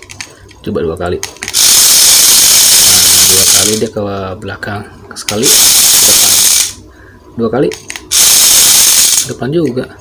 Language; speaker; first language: Indonesian; native; Indonesian